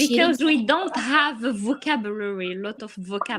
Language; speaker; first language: English; non-native, learner; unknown